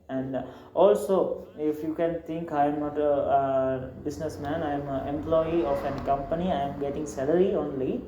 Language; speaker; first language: English; non-native, local second language; Tamil